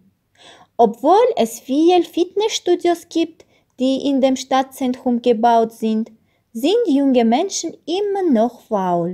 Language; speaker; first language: German; non-native, learner; Armenian